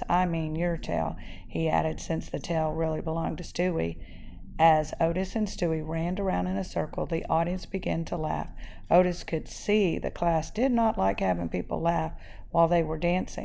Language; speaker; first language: English; native; English